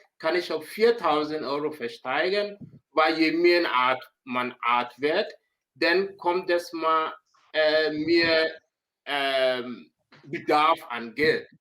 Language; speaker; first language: German; non-native, learner; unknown